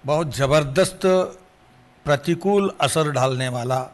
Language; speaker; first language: Hindi; non-native, local second language; Telugu